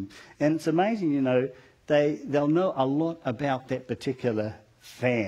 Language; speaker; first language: English; native; English